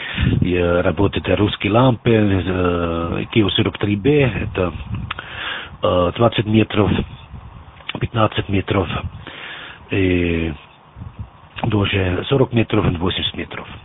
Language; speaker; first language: Russian; non-native, learner; German